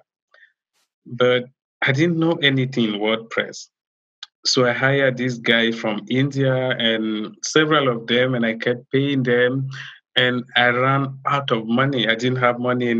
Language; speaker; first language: English; non-native, local second language; French